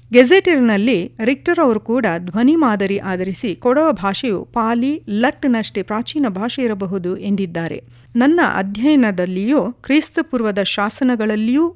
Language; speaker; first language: Kannada; non-native, local second language; Kodava